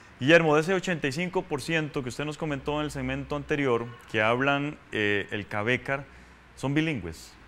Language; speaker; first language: Spanish; native; Spanish